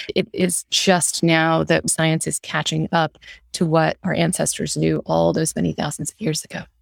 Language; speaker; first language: English; early bilingual, other home language; Hindi